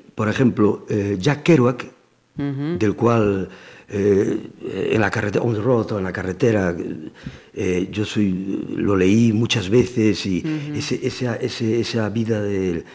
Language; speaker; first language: Spanish; native; Spanish